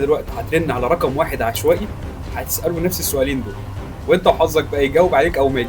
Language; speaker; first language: Arabic; native; Arabic